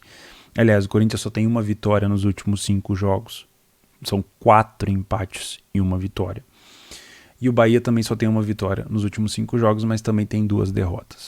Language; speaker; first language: Portuguese; native; Portuguese